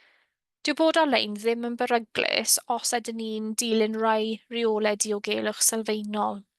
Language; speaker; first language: Welsh; native; Welsh